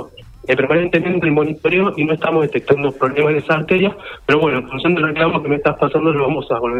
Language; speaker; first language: Spanish; native; Spanish